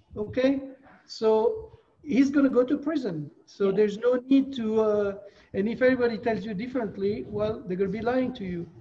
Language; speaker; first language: English; non-native, fluent; French